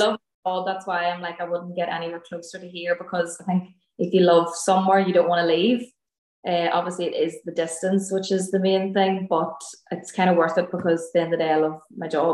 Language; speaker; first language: English; native; English